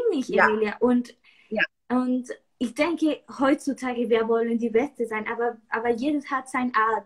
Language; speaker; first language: German; non-native, learner; Spanish